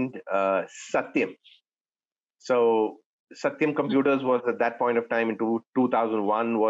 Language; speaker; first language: English; non-native, local second language; Tamil